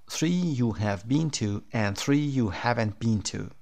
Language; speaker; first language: English; non-native, fluent; Persian